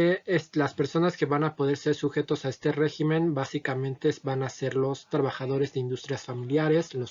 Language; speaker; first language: Spanish; native; Spanish